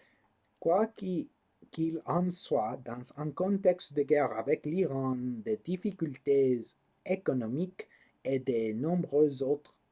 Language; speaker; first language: French; non-native, learner; English